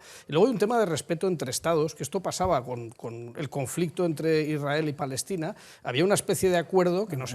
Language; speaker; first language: Spanish; native; Spanish